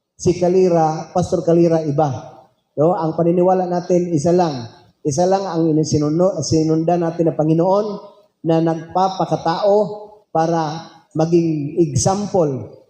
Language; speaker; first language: Filipino; non-native, local second language; Cebuano